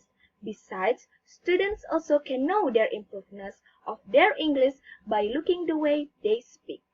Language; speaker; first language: English; non-native, learner; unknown